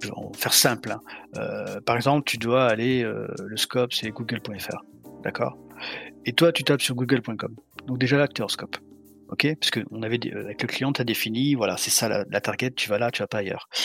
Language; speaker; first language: French; native; French